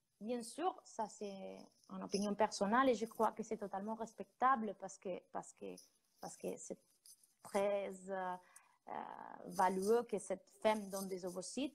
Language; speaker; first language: French; non-native, fluent; Spanish